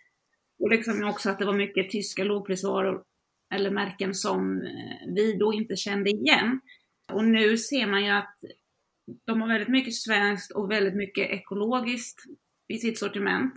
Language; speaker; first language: Swedish; native; Swedish